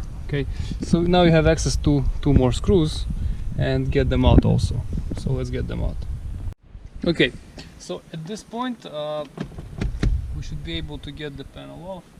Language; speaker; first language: English; non-native, fluent; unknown